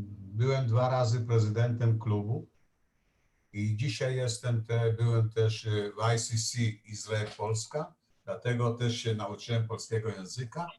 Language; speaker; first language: Polish; non-native, learner; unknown